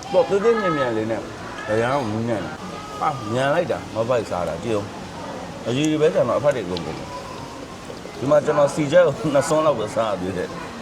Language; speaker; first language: Burmese; native; Burmese